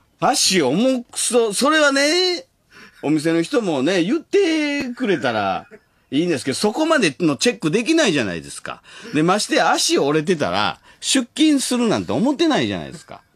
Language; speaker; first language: Japanese; native; Japanese